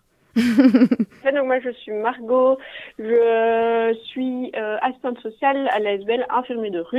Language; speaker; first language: French; native; French